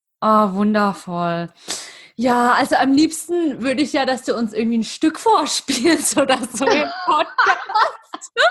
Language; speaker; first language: German; native; German